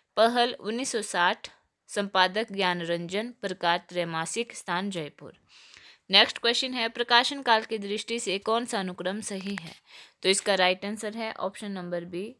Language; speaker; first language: Hindi; native; Hindi